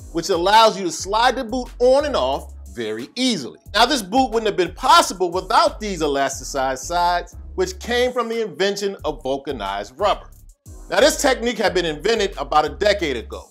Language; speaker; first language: English; native; English